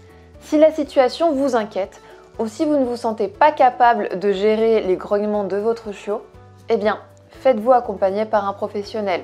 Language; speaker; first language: French; native; French